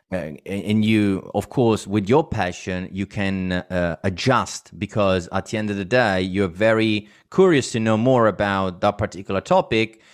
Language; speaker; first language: English; non-native, fluent; Italian